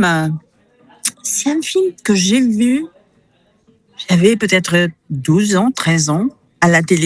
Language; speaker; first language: French; non-native, fluent; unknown